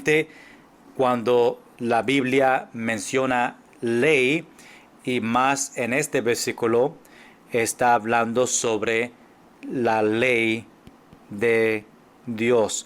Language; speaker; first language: Spanish; non-native, fluent; English